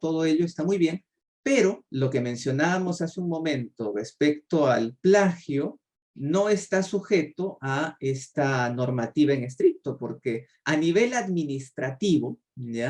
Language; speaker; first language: Spanish; native; Spanish